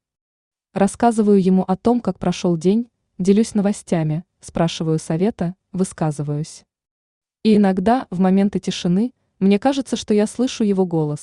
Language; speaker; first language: Russian; native; Russian